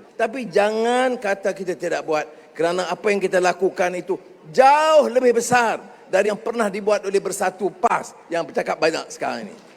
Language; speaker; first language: Malay; native; Malay